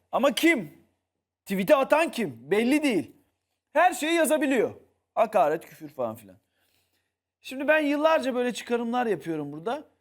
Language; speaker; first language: Turkish; native; Turkish